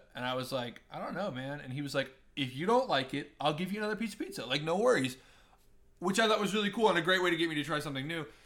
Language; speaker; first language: English; native; English